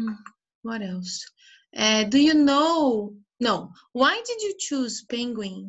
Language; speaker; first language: English; non-native, fluent; Portuguese